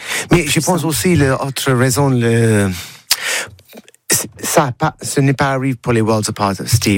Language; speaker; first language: French; non-native, learner; English